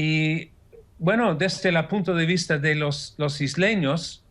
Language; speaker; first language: Spanish; non-native, fluent; English